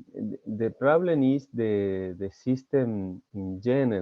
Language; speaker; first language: English; non-native, learner; Spanish